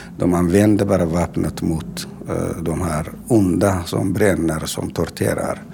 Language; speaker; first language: Swedish; non-native, fluent; Tigrinya